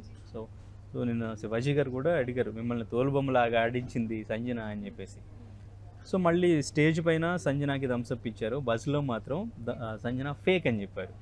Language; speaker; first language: Telugu; native; Telugu